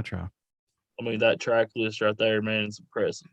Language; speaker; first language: English; native; English